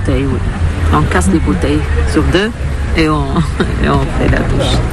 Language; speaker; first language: French; non-native, learner; Arabic